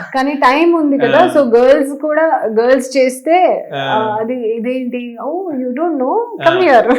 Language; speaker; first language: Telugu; non-native, learner; Hindi